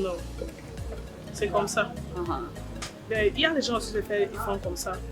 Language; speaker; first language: French; non-native, local second language; English